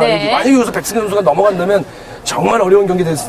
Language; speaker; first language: Korean; native; Korean